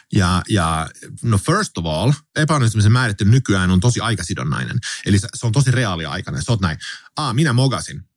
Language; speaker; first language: Finnish; early bilingual, heritage; Finnish